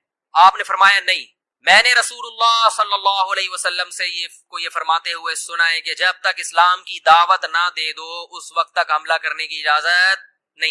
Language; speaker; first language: Urdu; native; Urdu